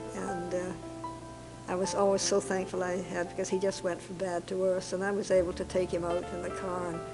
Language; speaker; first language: English; native; English